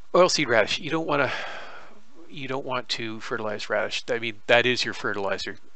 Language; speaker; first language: English; native; English